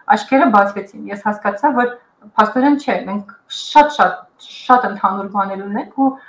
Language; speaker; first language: Armenian; early bilingual, heritage; Armenian